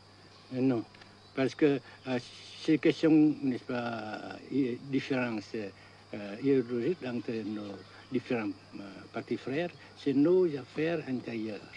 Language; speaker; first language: French; non-native, fluent; Vietnamese